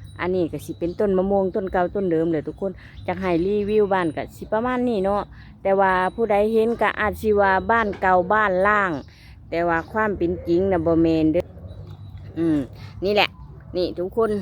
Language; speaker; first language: Thai; non-native, local second language; Lao